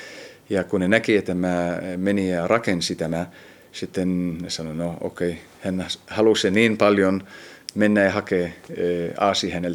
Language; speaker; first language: Finnish; early bilingual, heritage; Finnish